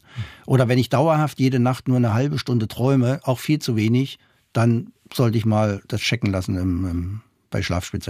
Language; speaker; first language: German; non-native, fluent; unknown